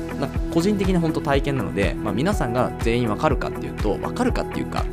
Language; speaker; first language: Japanese; native; Japanese